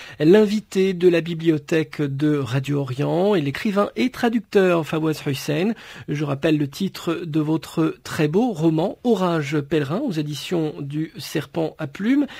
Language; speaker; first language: French; native; French